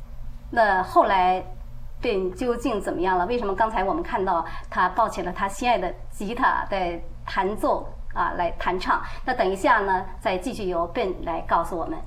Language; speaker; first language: Chinese; native; Chinese